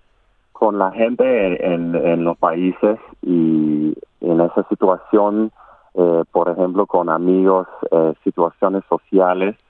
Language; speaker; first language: Spanish; non-native, learner; English